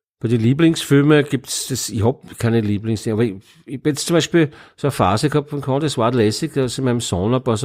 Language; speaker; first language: German; native; German